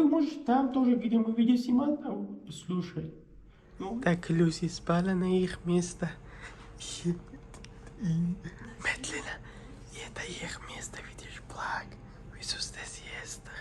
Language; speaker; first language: Russian; non-native, learner; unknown